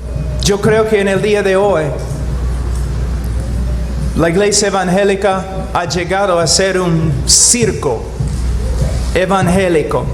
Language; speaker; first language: Spanish; non-native, fluent; English